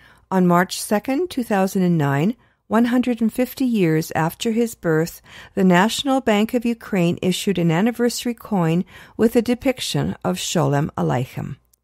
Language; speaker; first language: English; native; English